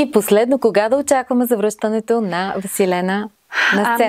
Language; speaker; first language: Bulgarian; native; Bulgarian